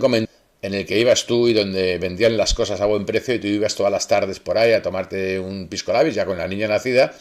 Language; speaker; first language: Spanish; native; Spanish